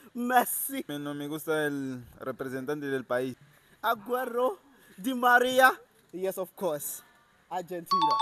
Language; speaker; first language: Spanish; non-native, learner; Portuguese